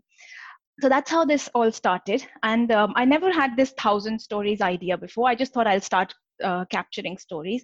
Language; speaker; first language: English; non-native, local second language; Hindi